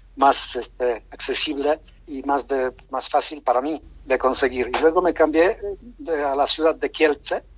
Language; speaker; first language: Spanish; non-native, fluent; Polish